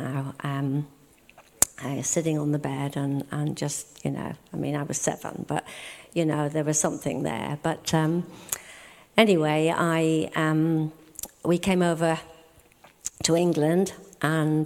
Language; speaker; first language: English; native; English